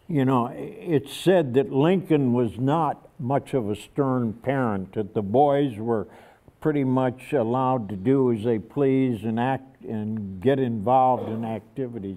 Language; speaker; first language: English; native; English